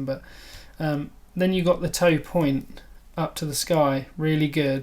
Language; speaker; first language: English; native; English